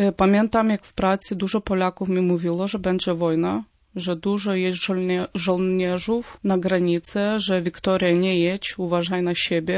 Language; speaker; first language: Polish; non-native, fluent; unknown